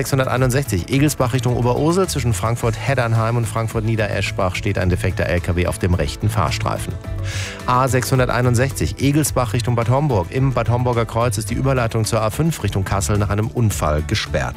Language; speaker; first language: German; native; German